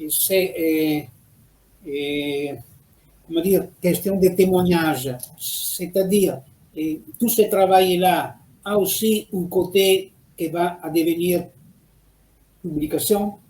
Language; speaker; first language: French; non-native, fluent; Italian